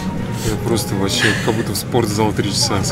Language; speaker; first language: Russian; native; Russian